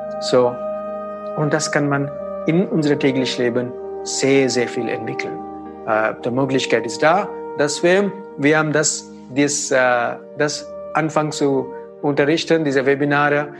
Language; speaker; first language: German; non-native, fluent; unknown